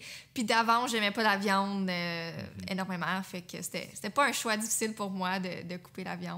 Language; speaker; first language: French; native; French